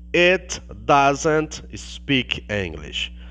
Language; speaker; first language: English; non-native, learner; Portuguese